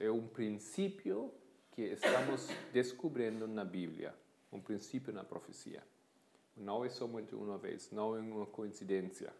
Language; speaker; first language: Portuguese; non-native, fluent; Spanish